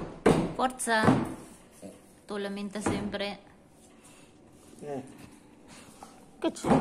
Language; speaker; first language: Italian; non-native, learner; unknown